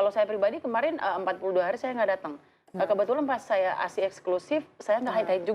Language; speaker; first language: Indonesian; native; Indonesian